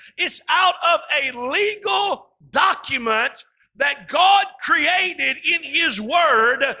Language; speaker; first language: English; native; English